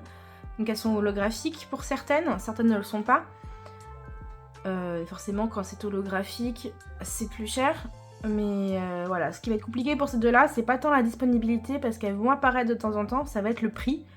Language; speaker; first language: French; native; French